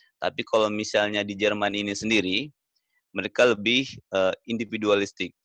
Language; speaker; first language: Indonesian; native; Indonesian